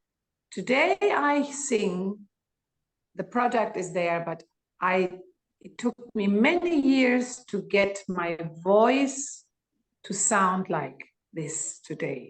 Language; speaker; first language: English; non-native, fluent; Greek